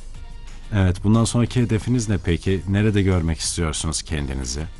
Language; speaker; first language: Turkish; native; Turkish